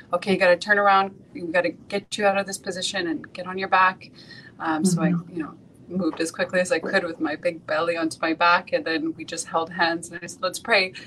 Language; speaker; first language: English; native; English